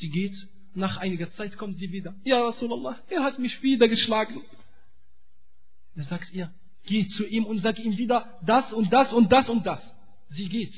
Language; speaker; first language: German; non-native, fluent; Arabic